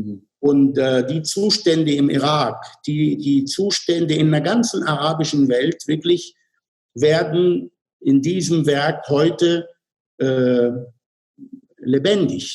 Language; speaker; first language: German; non-native, fluent; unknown